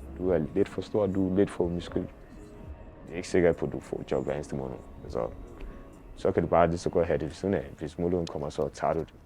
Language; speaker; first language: Danish; non-native, fluent; Akan